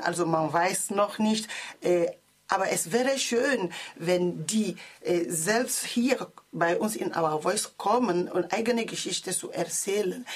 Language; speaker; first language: German; non-native, learner; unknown